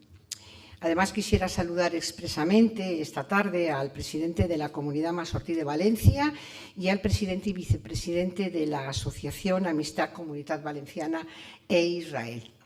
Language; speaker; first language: Spanish; native; Spanish